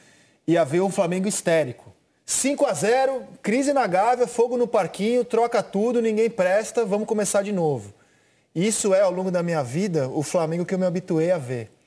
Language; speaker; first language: Portuguese; native; Portuguese